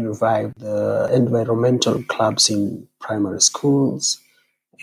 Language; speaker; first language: English; non-native, local second language; Kalenjin